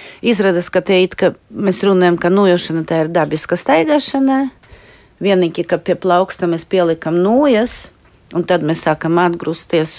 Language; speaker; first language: Latvian; non-native, local second language; Russian